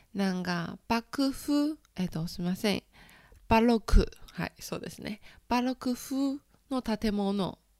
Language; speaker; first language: Japanese; non-native, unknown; Chinese